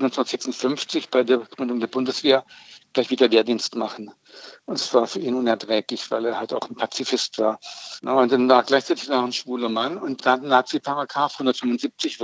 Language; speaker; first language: German; native; German